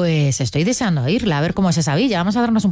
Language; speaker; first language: Spanish; native; Spanish